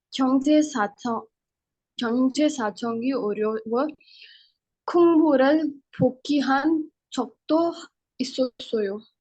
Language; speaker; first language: Korean; non-native, learner; Hindi